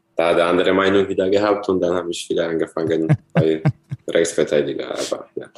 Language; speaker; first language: German; non-native, fluent; Polish